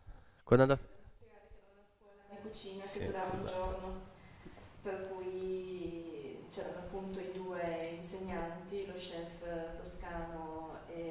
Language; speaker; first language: Italian; native; Italian